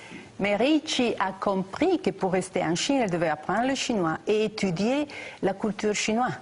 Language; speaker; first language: French; non-native, fluent; Italian